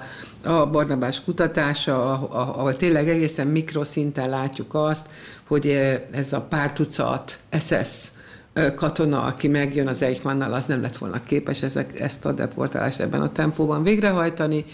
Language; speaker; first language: Hungarian; native; Hungarian